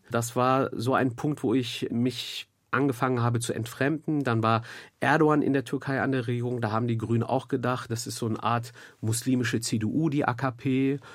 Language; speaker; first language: German; early bilingual, other home language; Turkish